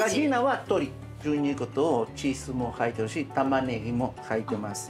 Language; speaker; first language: Japanese; non-native, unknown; Spanish